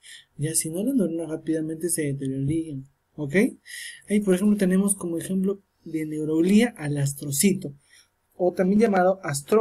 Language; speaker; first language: Spanish; native; Spanish